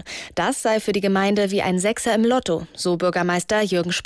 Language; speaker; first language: German; native; German